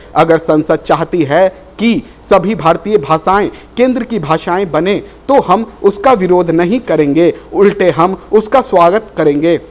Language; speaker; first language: Hindi; native; Hindi